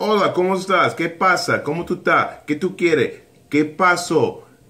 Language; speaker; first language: Spanish; non-native, learner; English